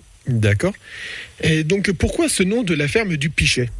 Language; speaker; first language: French; native; French